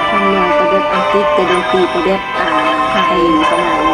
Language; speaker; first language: Thai; native; Thai